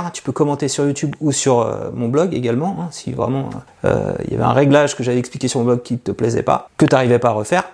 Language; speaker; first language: French; native; French